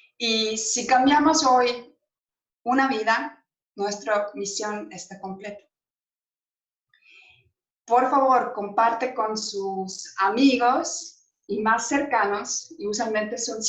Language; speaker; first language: Spanish; non-native, fluent; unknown